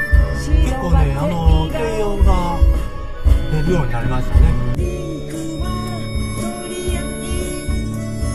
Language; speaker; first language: Japanese; native; Japanese